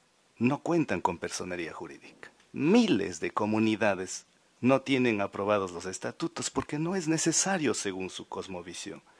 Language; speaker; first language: Spanish; native; Spanish